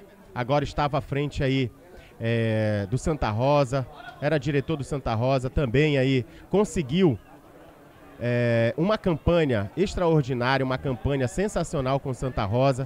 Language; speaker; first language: Portuguese; native; Portuguese